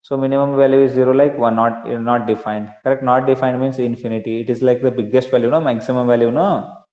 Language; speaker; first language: English; non-native, local second language; Kannada